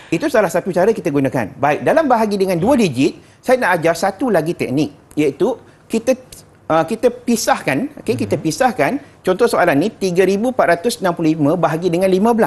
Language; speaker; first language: Malay; native; Malay